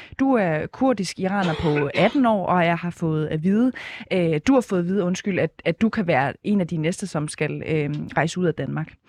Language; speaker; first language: Danish; native; Danish